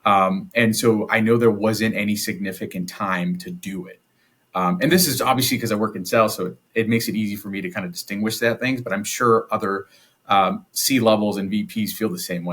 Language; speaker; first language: English; native; English